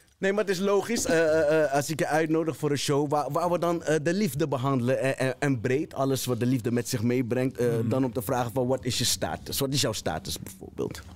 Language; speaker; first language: Dutch; native; Dutch